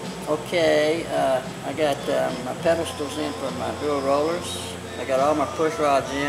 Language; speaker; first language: English; native; English